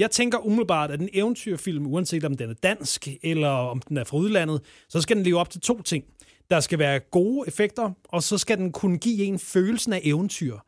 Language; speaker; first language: Danish; native; Danish